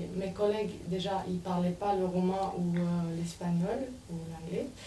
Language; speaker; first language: French; non-native, fluent; Romanian